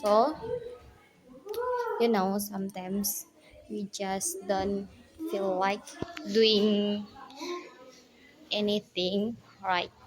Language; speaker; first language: English; non-native, learner; Indonesian